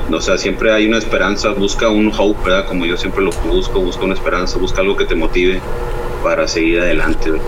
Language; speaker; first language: Spanish; native; Spanish